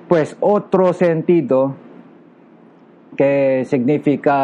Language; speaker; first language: Spanish; non-native, local second language; Filipino